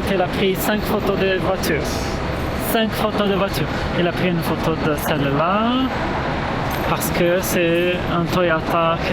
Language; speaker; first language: French; non-native, fluent; Portuguese